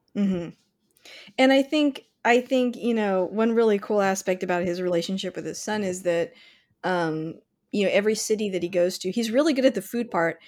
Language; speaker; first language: English; native; English